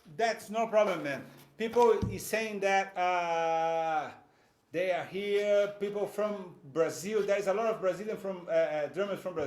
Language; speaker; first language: English; non-native, fluent; Portuguese